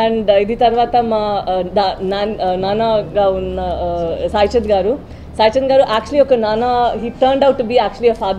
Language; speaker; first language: Telugu; non-native, learner; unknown